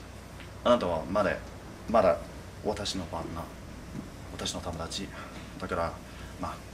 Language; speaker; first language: Japanese; non-native, fluent; English